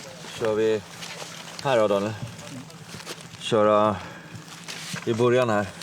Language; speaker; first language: Swedish; native; Swedish